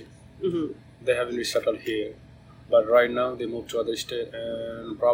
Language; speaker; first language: English; non-native, local second language; Nepali